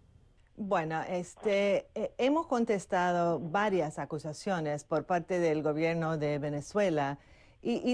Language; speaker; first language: Spanish; non-native, fluent; English